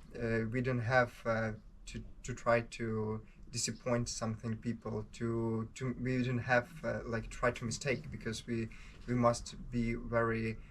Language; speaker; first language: English; non-native, learner; Ukrainian